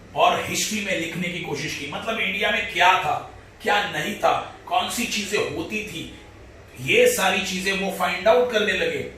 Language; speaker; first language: Hindi; non-native, local second language; Marathi